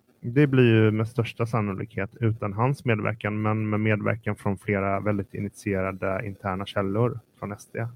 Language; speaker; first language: Swedish; native; Swedish